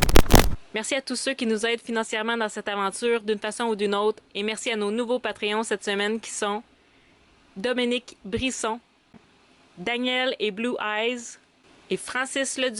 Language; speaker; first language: French; native; French